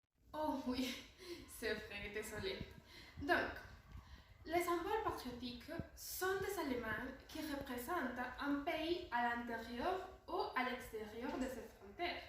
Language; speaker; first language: French; non-native, learner; Spanish